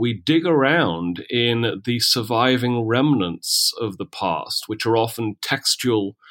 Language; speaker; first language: English; native; English